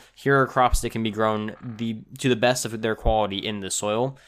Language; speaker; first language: English; native; English